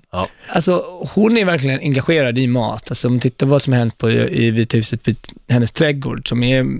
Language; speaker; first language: Swedish; native; Swedish